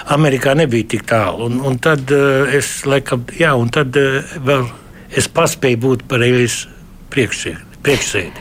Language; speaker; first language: Latvian; early bilingual, heritage; Latvian